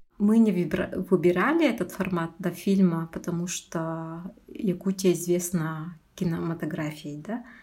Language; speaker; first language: Russian; non-native, local second language; Yakut